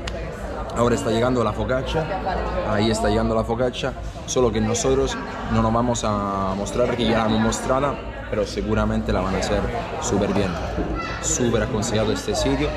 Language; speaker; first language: Spanish; non-native, fluent; Italian